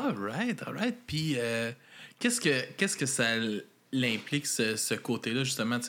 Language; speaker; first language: French; native; French